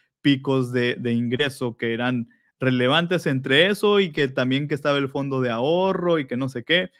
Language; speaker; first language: Spanish; native; Spanish